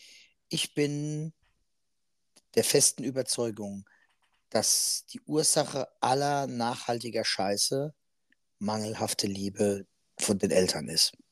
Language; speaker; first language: German; native; German